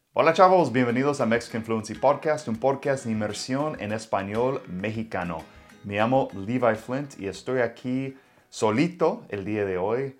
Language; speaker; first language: Spanish; non-native, fluent; English